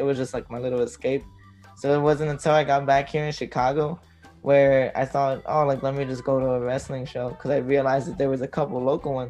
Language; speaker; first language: English; native; English